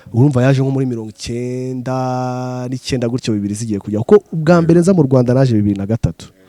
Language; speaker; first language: Kinyarwanda; early bilingual, other home language; Rundi